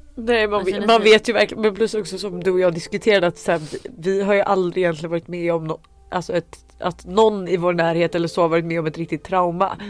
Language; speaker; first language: Swedish; native; Swedish